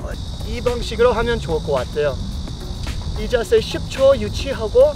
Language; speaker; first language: Korean; non-native, fluent; English